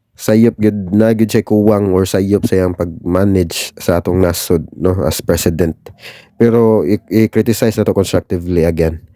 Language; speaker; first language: Cebuano; native; Cebuano